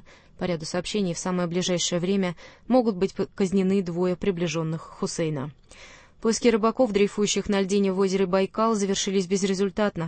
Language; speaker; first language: Russian; native; Russian